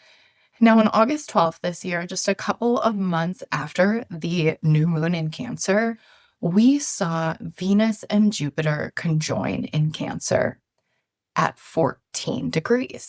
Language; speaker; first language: English; native; English